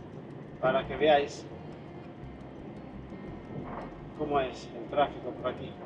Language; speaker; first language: Spanish; native; Spanish